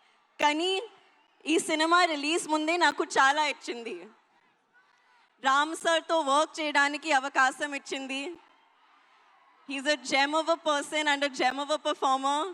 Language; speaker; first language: Telugu; non-native, learner; Hindi